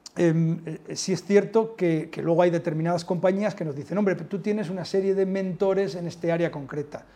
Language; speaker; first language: Spanish; native; Spanish